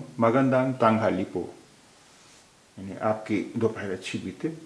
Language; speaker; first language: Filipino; non-native, fluent; Hindi